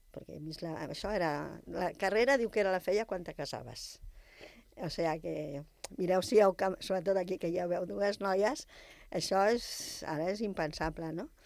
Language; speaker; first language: Catalan; native; Catalan